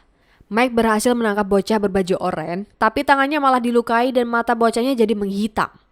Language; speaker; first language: Indonesian; native; Indonesian